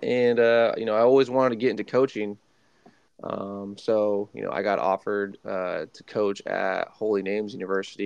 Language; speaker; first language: English; native; English